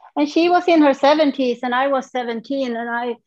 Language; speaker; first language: English; non-native, fluent; Swedish